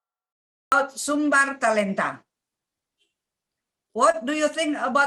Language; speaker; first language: English; non-native, learner; Indonesian